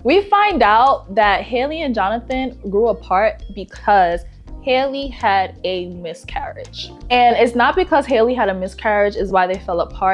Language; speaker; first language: English; native; English